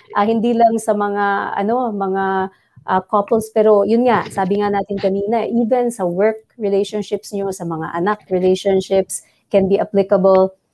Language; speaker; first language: Filipino; non-native, local second language; Bikol